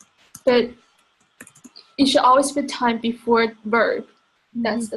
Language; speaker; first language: English; non-native, fluent; Chinese